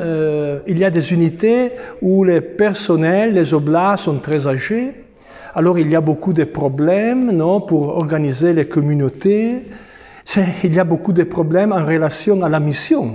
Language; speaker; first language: French; non-native, fluent; Italian